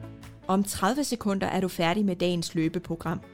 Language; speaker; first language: Danish; native; Danish